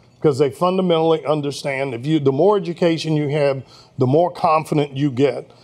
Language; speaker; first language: English; native; English